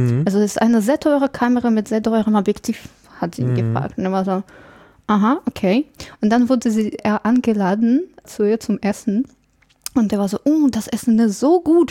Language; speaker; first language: German; non-native, fluent; English